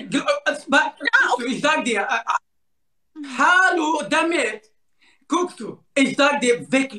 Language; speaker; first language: German; non-native, learner; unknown